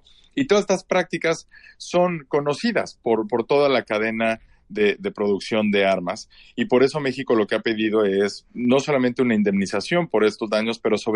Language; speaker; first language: Spanish; native; Spanish